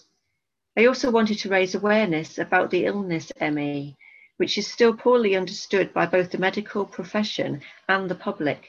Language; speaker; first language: English; native; English